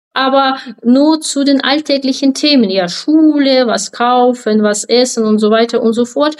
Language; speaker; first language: German; non-native, fluent; Ukrainian